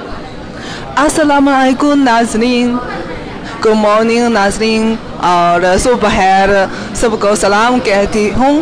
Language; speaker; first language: Hindi; non-native, fluent; Chinese